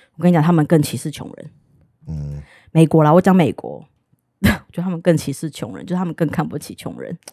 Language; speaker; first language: Chinese; native; Chinese